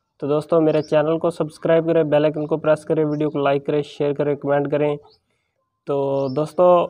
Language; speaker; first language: Urdu; non-native, local second language; Punjabi